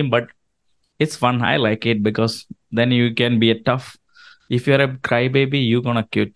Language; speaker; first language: English; non-native, local second language; Malayalam